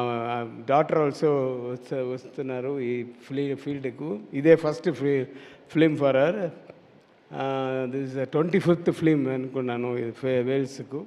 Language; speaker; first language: Telugu; non-native, learner; Tamil